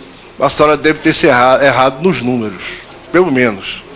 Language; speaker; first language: Portuguese; native; Portuguese